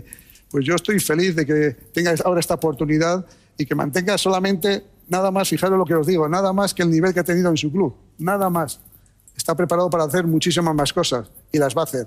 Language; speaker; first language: Spanish; native; Spanish